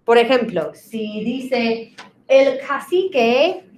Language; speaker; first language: Spanish; non-native, fluent; English